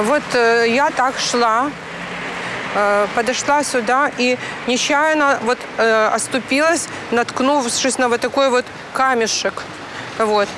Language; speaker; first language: Russian; native; Russian